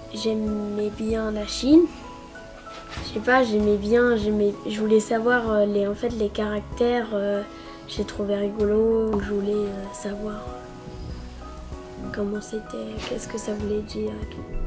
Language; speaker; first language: French; early bilingual, other home language; Cantonese